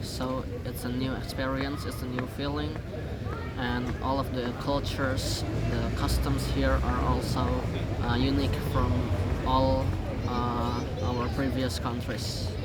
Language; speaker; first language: English; non-native, fluent; Indonesian